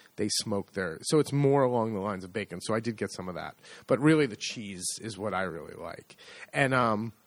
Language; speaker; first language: English; native; English